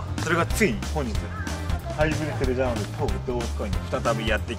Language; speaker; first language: Japanese; native; Japanese